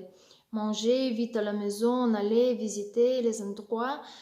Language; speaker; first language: French; non-native, learner; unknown